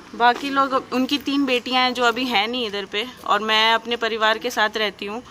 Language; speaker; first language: Hindi; native; Hindi